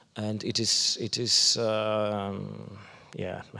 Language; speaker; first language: English; non-native, fluent; Polish